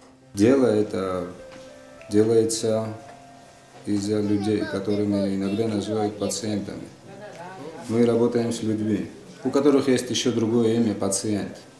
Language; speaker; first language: Russian; non-native, fluent; Georgian